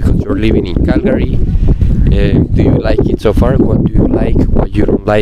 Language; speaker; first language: English; non-native, fluent; Spanish